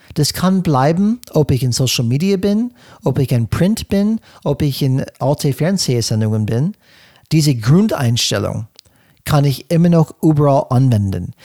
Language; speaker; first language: German; non-native, fluent; English